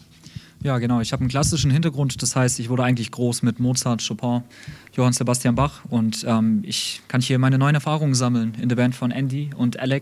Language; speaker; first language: German; early bilingual, other home language; Russian